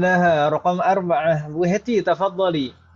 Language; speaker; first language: Arabic; non-native, fluent; Indonesian